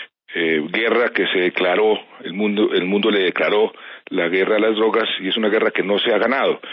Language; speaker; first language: Spanish; native; Spanish